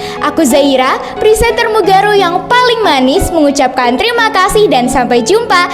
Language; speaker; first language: Indonesian; native; Indonesian